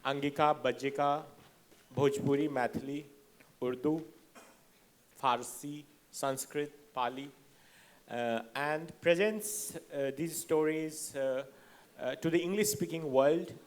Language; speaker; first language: English; non-native, local second language; Hindi